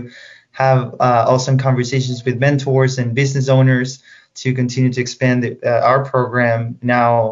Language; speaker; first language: English; non-native, fluent; Spanish